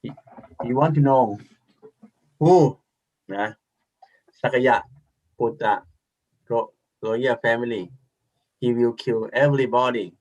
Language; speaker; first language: English; non-native, learner; Thai